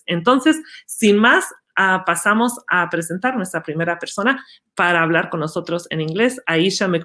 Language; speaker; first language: Spanish; early bilingual, other home language; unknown